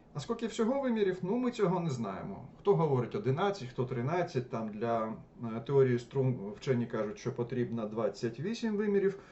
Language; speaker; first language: Ukrainian; non-native, local second language; Russian